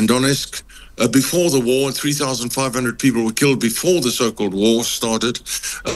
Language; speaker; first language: English; native; English